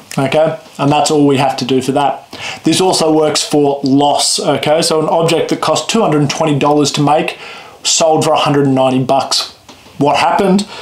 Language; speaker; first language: English; native; English